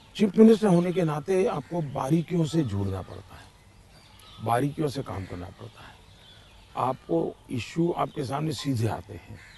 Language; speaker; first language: Hindi; non-native, local second language; Gujarati